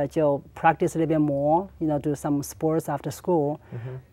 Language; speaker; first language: English; non-native, learner; Chinese